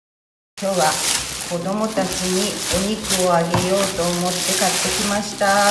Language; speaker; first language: Japanese; native; Japanese